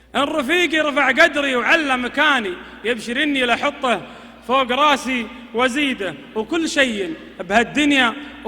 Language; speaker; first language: Arabic; native; Arabic